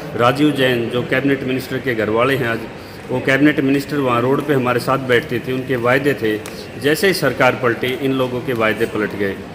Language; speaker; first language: Hindi; native; Hindi